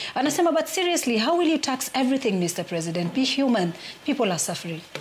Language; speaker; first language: English; non-native, local second language; Swahili